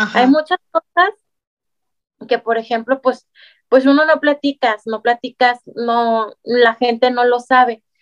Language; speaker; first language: Spanish; native; Spanish